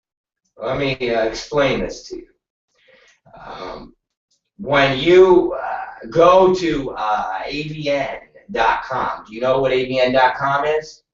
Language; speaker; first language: English; native; English